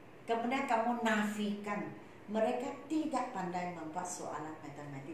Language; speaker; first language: Malay; non-native, local second language; Chinese